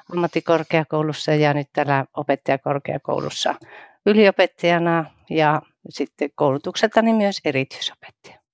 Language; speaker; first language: Finnish; native; Finnish